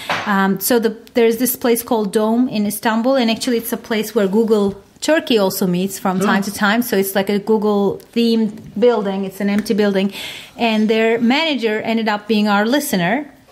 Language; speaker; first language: English; non-native, fluent; Turkish